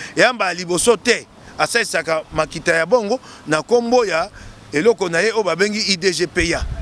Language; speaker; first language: Lingala; non-native, local second language; Luba-Lulua